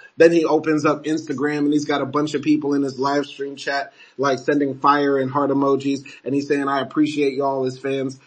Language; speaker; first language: English; native; English